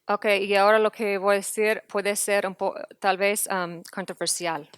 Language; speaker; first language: Spanish; non-native, fluent; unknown